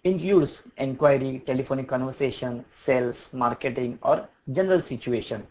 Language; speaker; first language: English; non-native, local second language; Marathi